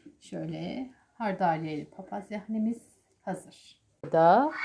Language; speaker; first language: Turkish; native; Turkish